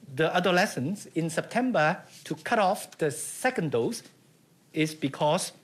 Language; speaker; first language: English; non-native, local second language; Chinese